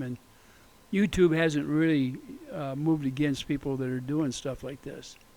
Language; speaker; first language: English; native; English